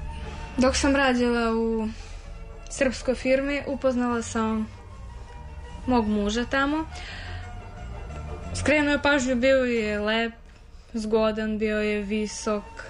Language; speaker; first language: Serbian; non-native, fluent; Russian